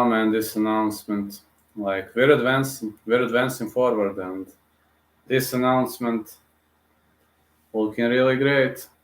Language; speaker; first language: English; non-native, fluent; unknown